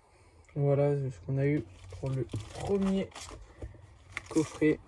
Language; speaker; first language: French; native; French